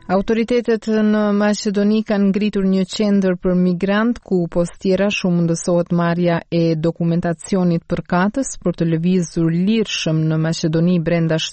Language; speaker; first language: Albanian; native; Albanian